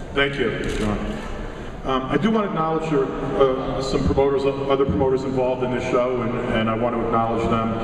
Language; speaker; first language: English; native; English